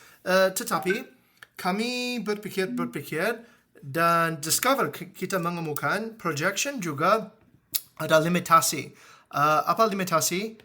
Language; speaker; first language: Indonesian; non-native, fluent; English